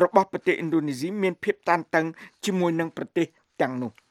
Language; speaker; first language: Khmer; native; Khmer